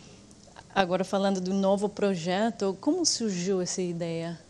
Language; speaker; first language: Portuguese; non-native, fluent; English